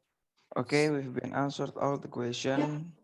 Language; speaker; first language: English; non-native, learner; Indonesian